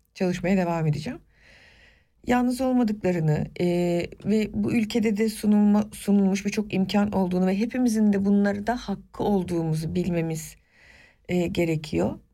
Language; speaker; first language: Turkish; non-native, local second language; Kurdish